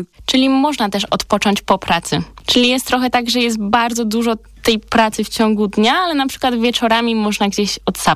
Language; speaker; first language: Polish; native; Polish